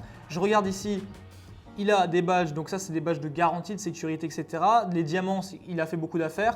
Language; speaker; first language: French; native; French